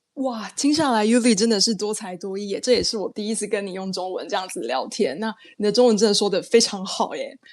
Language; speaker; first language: Chinese; native; Chinese